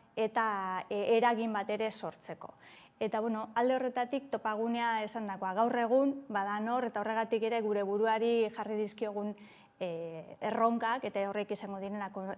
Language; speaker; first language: Basque; native; Basque